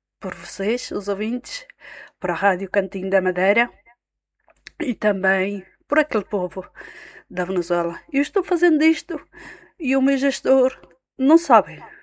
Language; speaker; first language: Portuguese; native; Portuguese